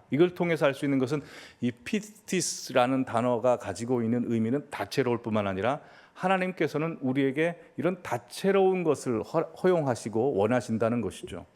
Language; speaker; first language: Korean; native; Korean